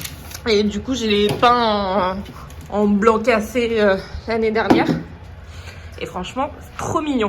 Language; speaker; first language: French; native; French